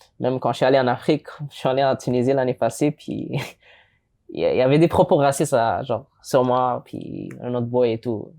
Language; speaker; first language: French; early bilingual, other home language; English